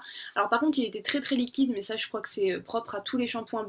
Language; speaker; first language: French; native; French